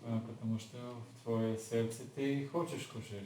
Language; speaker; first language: Russian; non-native, learner; Bulgarian